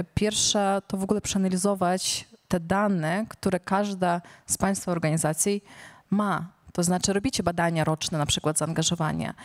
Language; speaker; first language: Polish; non-native, fluent; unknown